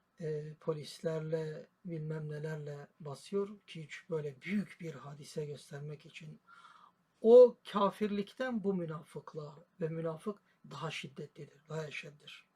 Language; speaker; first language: Turkish; native; Turkish